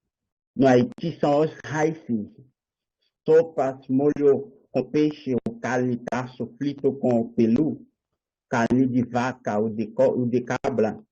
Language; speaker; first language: Portuguese; non-native, learner; Haitian Creole